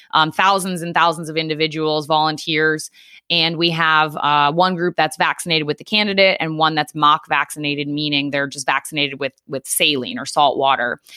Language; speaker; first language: English; native; English